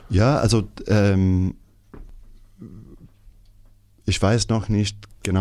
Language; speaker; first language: German; non-native, fluent; English